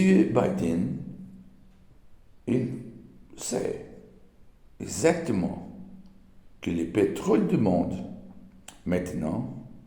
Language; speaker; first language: French; non-native, learner; Portuguese